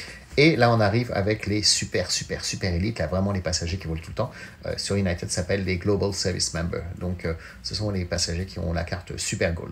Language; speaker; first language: French; native; French